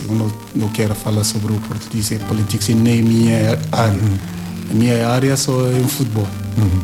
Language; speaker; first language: Portuguese; non-native, learner; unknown